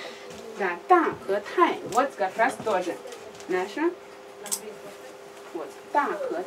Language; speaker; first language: Russian; non-native, learner; Chinese